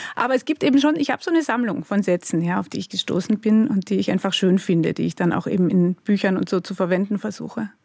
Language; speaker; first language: German; native; German